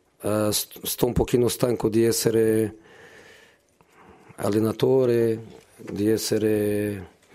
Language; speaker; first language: Italian; non-native, fluent; Portuguese